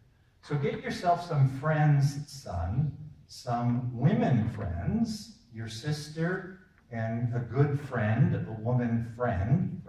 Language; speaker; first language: English; native; English